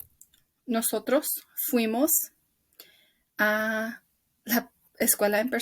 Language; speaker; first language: Spanish; non-native, fluent; English